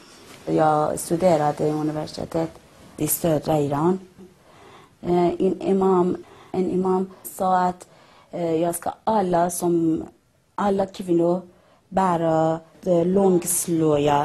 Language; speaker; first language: Swedish; non-native, learner; Persian